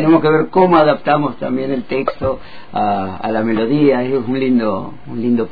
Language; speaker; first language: Spanish; native; Spanish